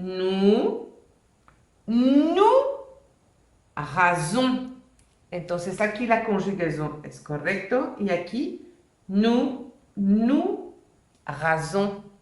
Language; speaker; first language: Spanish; non-native, fluent; French